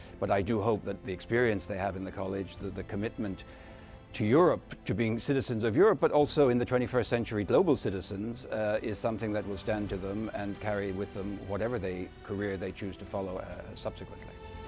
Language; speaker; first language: English; native; English